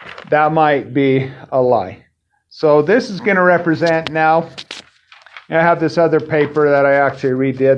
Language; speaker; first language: English; native; English